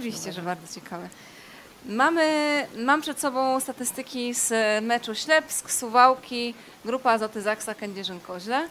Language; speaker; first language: Polish; native; Polish